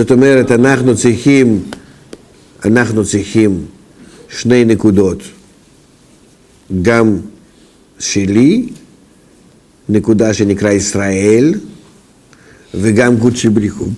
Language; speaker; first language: Hebrew; non-native, fluent; Russian